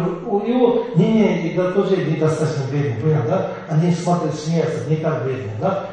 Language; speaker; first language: Russian; non-native, learner; Tibetan